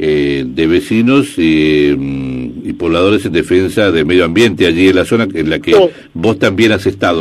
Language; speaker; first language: Spanish; native; Spanish